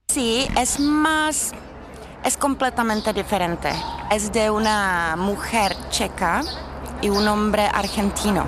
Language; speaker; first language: Spanish; non-native, learner; Czech